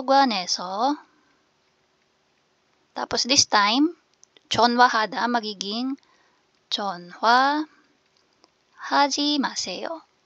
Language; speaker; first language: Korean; non-native, fluent; Filipino